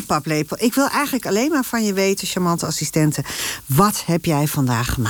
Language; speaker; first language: Dutch; native; Dutch